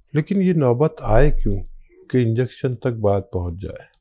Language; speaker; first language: Hindi; native; Hindi